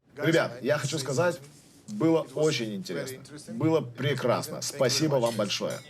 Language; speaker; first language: Russian; native; Russian